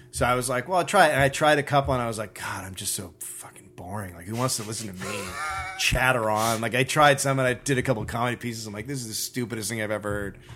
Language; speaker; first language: English; native; English